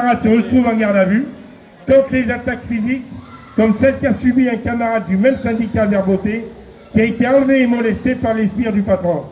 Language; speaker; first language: French; native; French